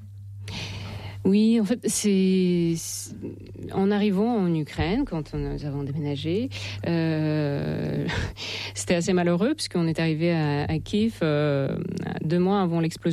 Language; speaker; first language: French; non-native, fluent; Russian